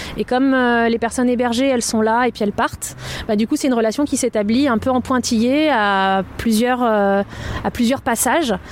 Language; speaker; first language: French; native; French